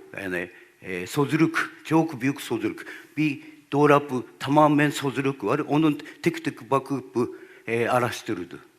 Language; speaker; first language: Turkish; non-native, learner; Japanese